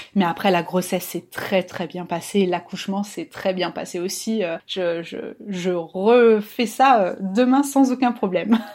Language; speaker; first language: French; native; French